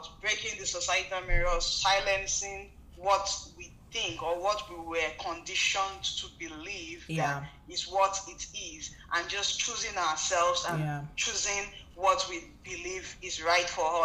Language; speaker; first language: English; non-native, local second language; Yoruba